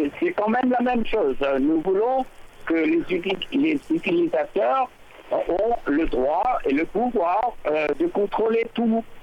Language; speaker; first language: French; non-native, learner; English